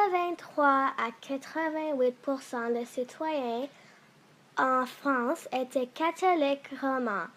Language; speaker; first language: French; non-native, learner; English